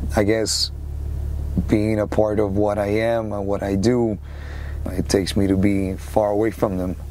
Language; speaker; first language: English; non-native, fluent; Spanish